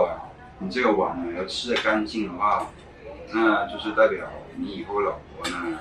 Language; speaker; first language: Chinese; non-native, local second language; Cantonese